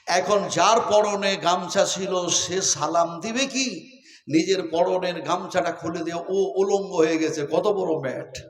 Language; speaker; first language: Bangla; non-native, local second language; Urdu